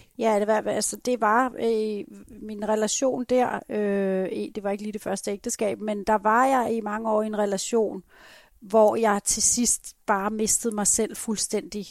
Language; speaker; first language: Danish; native; Danish